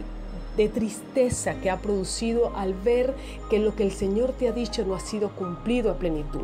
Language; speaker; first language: Spanish; native; Spanish